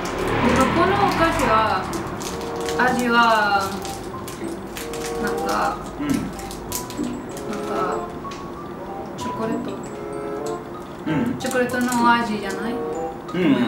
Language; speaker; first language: Japanese; non-native, learner; Spanish